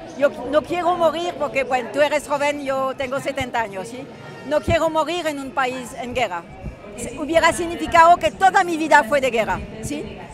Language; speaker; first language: Spanish; non-native, fluent; French